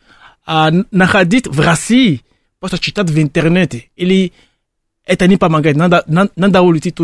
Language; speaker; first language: Russian; non-native, fluent; Fon